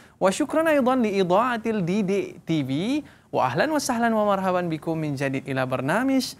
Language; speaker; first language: Arabic; non-native, fluent; Malay